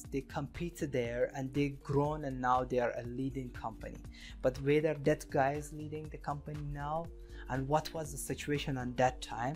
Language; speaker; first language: English; non-native, fluent; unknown